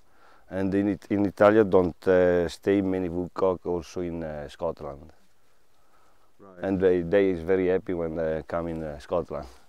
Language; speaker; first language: English; non-native, learner; Italian